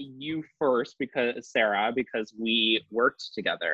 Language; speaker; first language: English; native; English